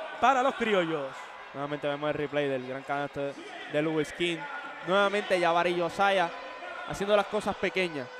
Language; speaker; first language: Spanish; native; Spanish